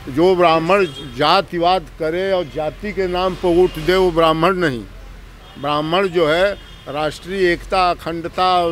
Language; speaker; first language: Hindi; native; Hindi